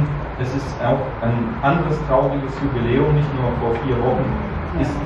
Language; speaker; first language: German; native; German